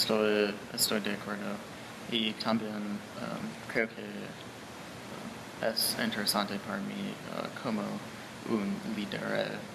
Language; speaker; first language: Spanish; non-native, learner; English